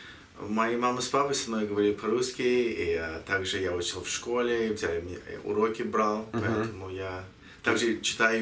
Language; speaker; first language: Russian; early bilingual, heritage; Russian